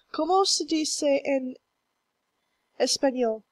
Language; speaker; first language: Spanish; non-native, learner; English